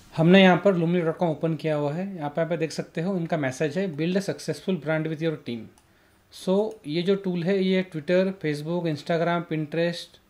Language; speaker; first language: Hindi; native; Hindi